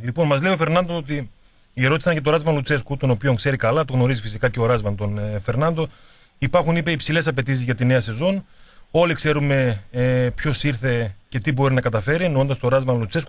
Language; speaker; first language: Greek; native; Greek